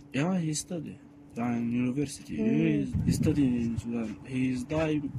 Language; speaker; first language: English; non-native, learner; Arabic